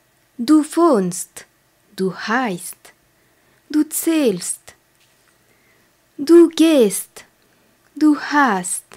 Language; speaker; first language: German; non-native, fluent; French